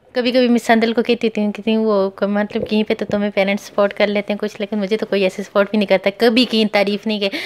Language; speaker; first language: Urdu; non-native, local second language; Pashto